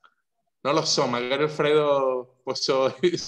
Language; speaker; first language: Italian; non-native, fluent; Spanish